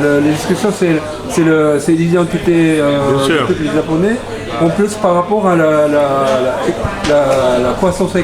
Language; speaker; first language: French; non-native, learner; Japanese